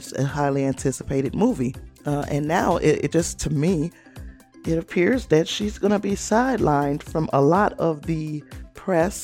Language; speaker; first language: English; native; English